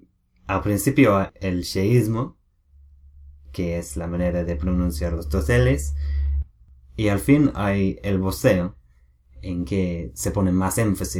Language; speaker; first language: Spanish; non-native, learner; English